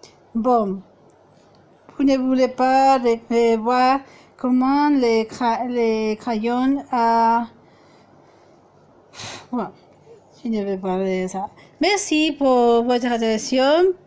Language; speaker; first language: French; non-native, fluent; Spanish